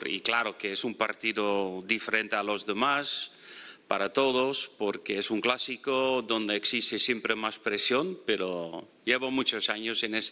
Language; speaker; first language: Spanish; non-native, fluent; Dutch